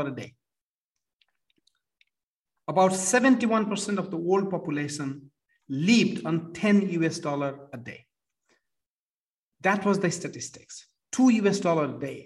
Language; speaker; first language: English; non-native, local second language; Nepali